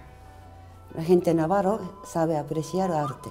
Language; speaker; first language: Spanish; non-native, learner; Japanese